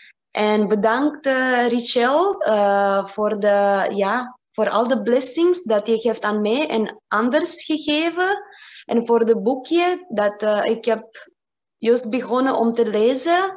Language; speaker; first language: Dutch; non-native, learner; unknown